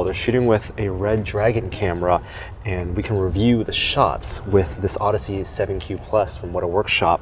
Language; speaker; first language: English; native; English